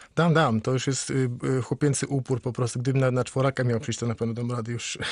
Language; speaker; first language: Polish; native; Polish